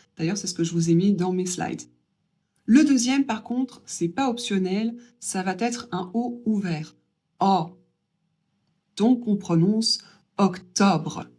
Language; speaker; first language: French; native; French